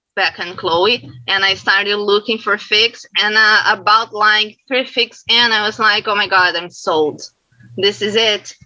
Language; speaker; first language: English; non-native, fluent; Portuguese